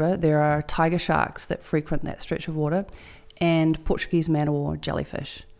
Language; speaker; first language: English; native; English